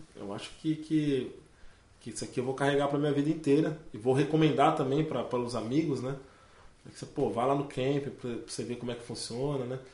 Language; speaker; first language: Portuguese; native; Portuguese